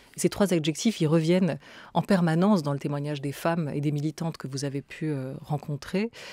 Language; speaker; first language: French; native; French